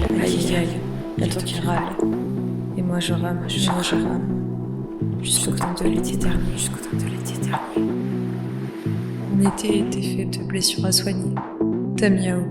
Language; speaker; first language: French; native; French